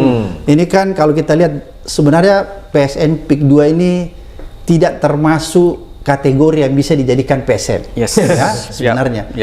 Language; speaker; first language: Indonesian; native; Indonesian